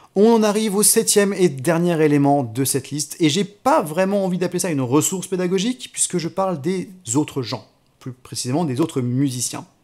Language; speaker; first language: French; native; French